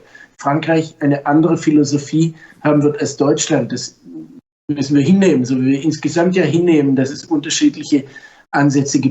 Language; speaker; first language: German; native; German